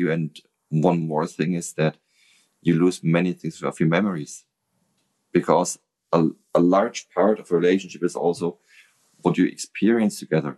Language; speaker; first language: English; non-native, fluent; German